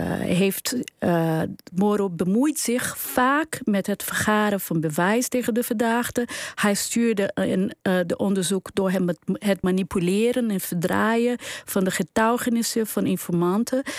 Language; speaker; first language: Dutch; non-native, fluent; Portuguese